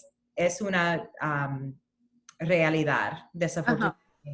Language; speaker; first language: Spanish; early bilingual, heritage; Spanish